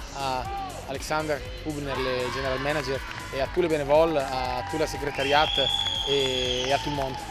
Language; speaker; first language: French; non-native, fluent; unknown